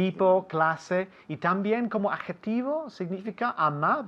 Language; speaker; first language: Spanish; non-native, fluent; English